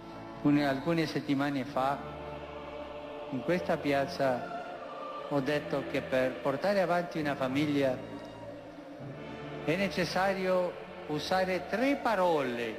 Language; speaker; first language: Italian; non-native, fluent; Spanish